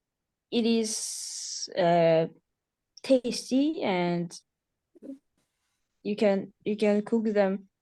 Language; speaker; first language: English; non-native, learner; Uzbek